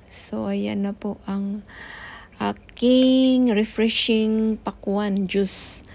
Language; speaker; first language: Filipino; non-native, local second language; Cebuano